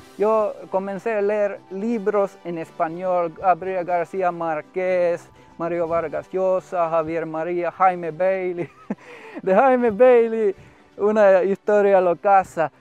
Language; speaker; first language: Spanish; non-native, fluent; Finnish